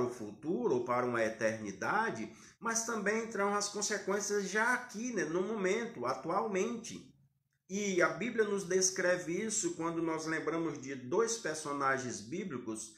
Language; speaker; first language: Portuguese; native; Portuguese